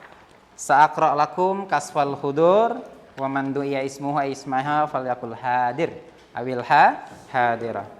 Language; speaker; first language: Arabic; non-native, fluent; Indonesian